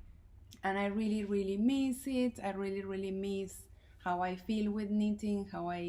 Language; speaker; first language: English; non-native, fluent; Spanish